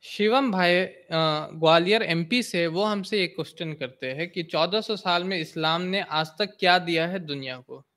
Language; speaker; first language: Hindi; native; Hindi